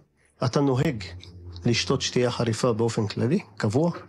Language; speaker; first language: Hebrew; native; Hebrew